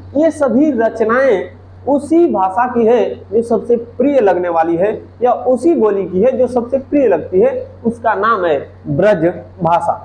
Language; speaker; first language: Hindi; native; Hindi